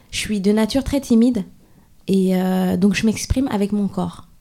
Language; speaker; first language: French; native; French